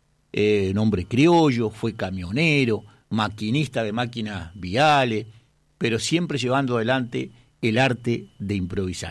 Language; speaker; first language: Spanish; native; Spanish